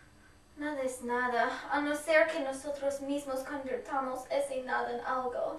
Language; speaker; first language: Spanish; non-native, learner; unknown